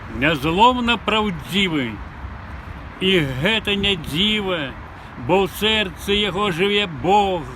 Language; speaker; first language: Belarusian; native; Belarusian